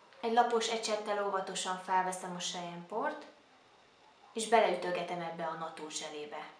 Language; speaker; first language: Hungarian; native; Hungarian